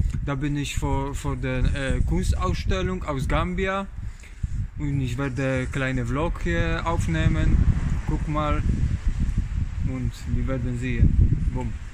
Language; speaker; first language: German; non-native, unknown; Polish